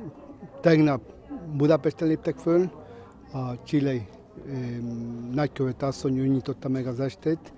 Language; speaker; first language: Hungarian; non-native, fluent; Spanish